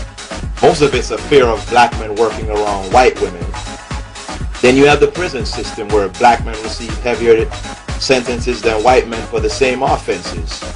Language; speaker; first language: English; native; English